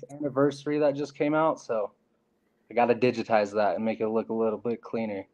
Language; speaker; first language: English; native; English